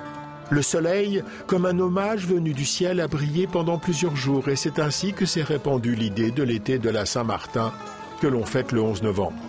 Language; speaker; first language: French; native; French